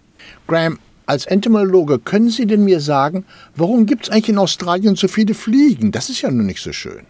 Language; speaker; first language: German; native; German